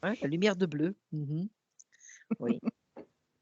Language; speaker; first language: French; native; French